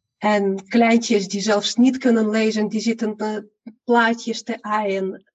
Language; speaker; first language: Dutch; non-native, fluent; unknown